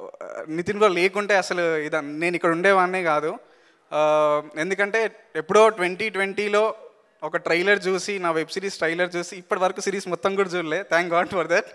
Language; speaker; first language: Telugu; native; Telugu